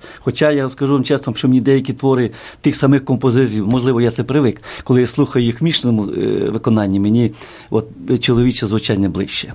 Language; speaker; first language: Ukrainian; native; Ukrainian